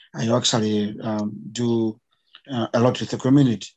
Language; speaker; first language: English; non-native, local second language; Bemba